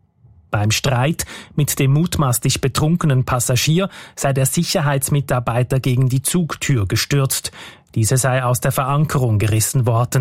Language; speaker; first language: German; native; German